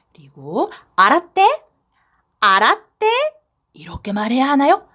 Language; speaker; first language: Korean; non-native, fluent; Japanese